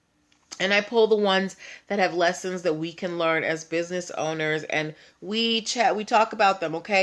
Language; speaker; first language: English; native; English